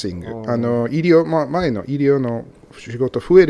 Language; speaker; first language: Japanese; non-native, learner; English